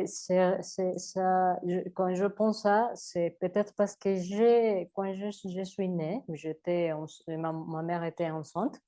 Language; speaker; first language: French; non-native, learner; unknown